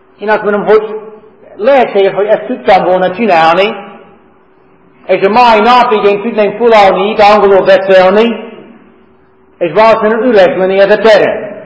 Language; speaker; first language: Hungarian; non-native, learner; English